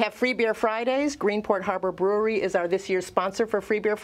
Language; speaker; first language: English; native; English